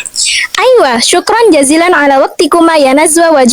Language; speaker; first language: Arabic; non-native, learner; Indonesian